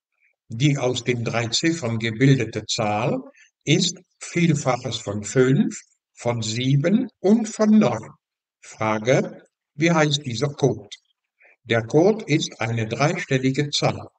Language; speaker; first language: German; non-native, fluent; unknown